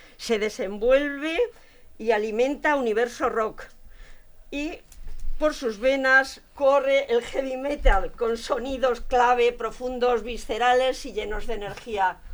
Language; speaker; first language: Spanish; native; Spanish